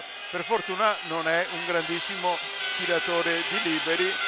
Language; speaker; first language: Italian; native; Italian